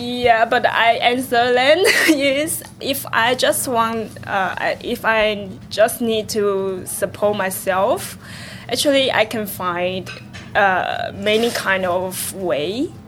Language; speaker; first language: English; non-native, learner; Chinese